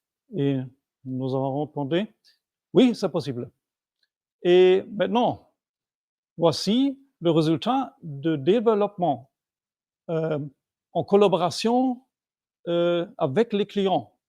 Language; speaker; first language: French; non-native, fluent; German